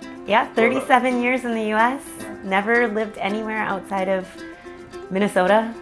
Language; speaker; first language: English; early bilingual, other home language; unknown